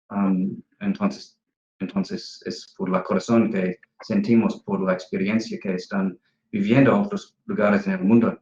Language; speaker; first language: Spanish; non-native, fluent; English